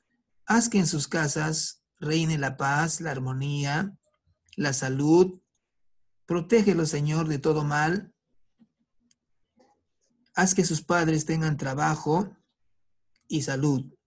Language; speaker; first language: Spanish; native; Spanish